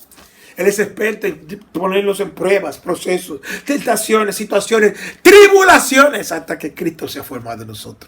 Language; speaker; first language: Spanish; native; Spanish